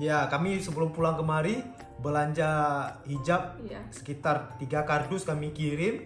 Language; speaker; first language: Indonesian; native; Indonesian